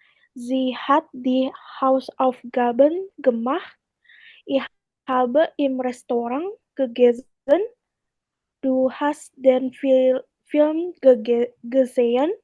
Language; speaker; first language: German; non-native, learner; Indonesian